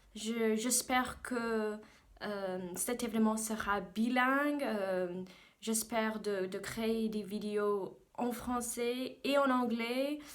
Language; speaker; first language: French; non-native, fluent; English